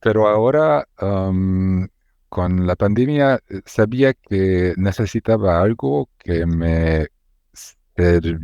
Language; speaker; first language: Spanish; non-native, learner; Hungarian